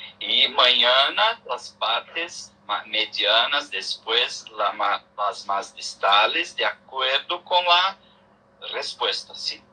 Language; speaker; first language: Spanish; non-native, learner; Portuguese